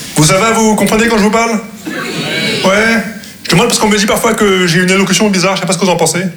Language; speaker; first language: French; non-native, local second language; Arabic